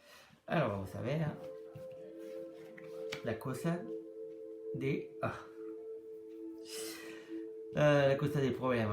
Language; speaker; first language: Spanish; non-native, learner; French